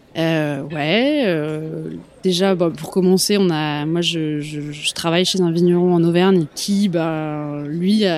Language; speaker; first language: French; native; French